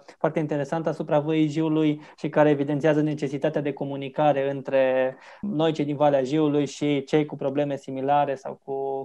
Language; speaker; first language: Romanian; native; Romanian